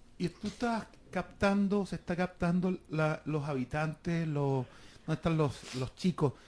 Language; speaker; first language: Spanish; native; Spanish